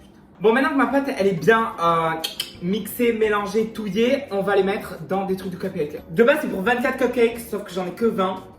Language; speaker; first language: French; native; French